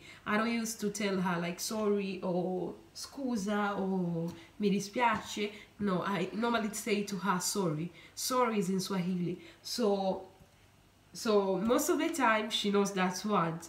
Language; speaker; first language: English; non-native, fluent; Swahili